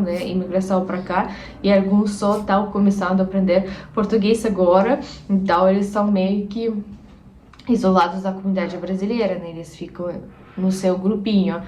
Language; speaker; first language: Portuguese; non-native, fluent; Russian